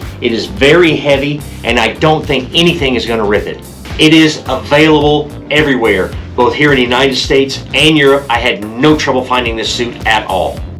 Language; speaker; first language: English; native; English